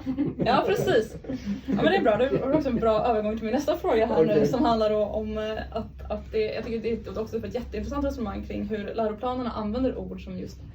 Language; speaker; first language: Swedish; native; Swedish